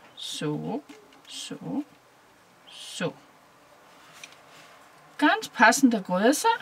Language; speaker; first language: German; non-native, fluent; Danish